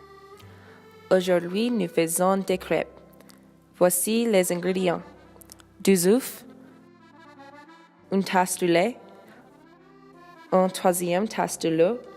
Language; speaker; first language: French; non-native, learner; English